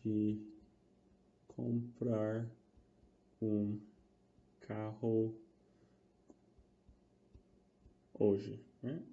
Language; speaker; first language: Portuguese; non-native, fluent; English